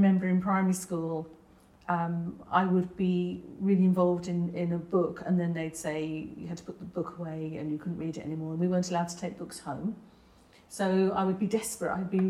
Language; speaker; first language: English; native; English